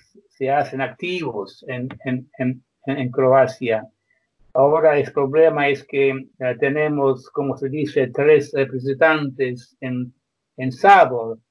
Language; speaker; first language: Spanish; non-native, fluent; Croatian